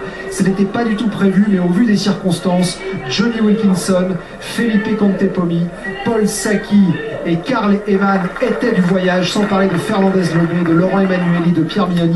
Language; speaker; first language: French; native; French